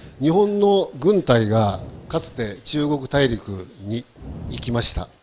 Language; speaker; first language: Japanese; native; Japanese